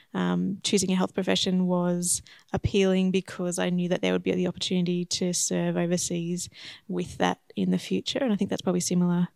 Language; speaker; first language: English; native; English